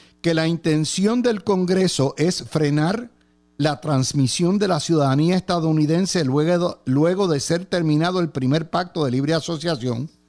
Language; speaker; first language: Spanish; native; Spanish